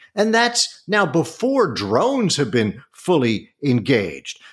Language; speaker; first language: English; native; English